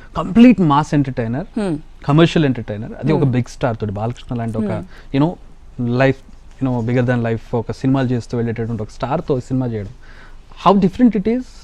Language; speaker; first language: Telugu; native; Telugu